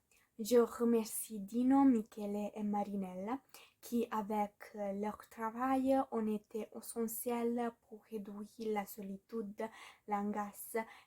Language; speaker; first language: French; non-native, learner; Italian